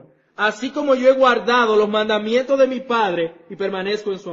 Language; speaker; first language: Spanish; native; Spanish